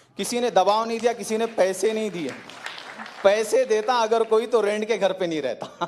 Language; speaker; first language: Hindi; native; Hindi